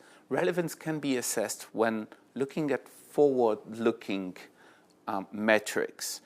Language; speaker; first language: English; non-native, fluent; French